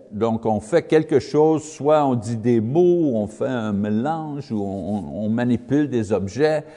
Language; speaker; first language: French; non-native, learner; English